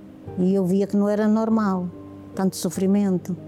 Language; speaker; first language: Portuguese; native; Portuguese